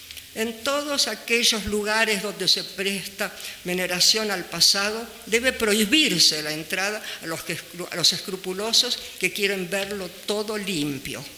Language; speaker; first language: Spanish; native; Spanish